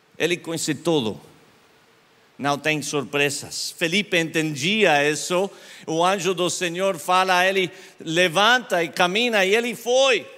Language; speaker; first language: Portuguese; non-native, learner; English